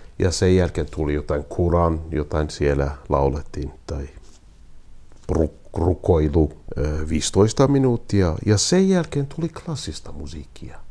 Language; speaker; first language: Finnish; non-native, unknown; Kurdish